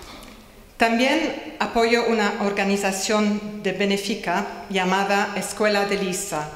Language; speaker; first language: Spanish; non-native, fluent; English